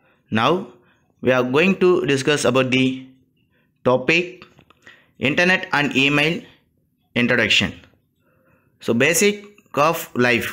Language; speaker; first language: English; non-native, local second language; Tamil